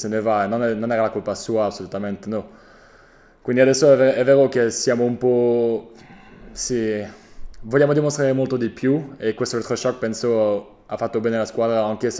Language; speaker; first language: Italian; non-native, fluent; French